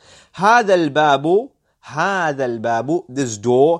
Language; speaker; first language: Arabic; non-native, fluent; English